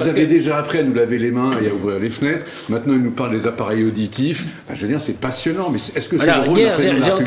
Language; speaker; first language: French; native; French